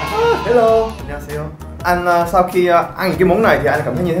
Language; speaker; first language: Vietnamese; non-native, fluent; Korean